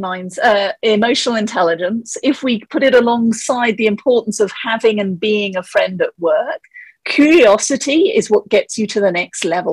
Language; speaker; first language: English; native; English